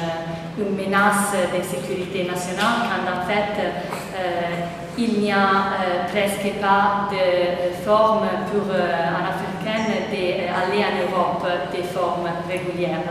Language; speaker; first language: French; non-native, fluent; Italian